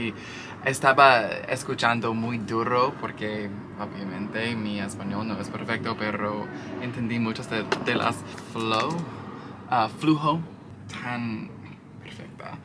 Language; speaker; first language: Spanish; non-native, learner; English